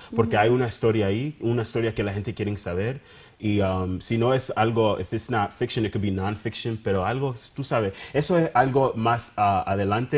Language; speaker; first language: Spanish; early bilingual, heritage; Spanish